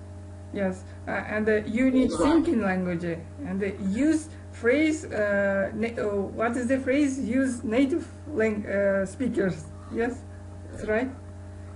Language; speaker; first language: English; non-native, learner; Kazakh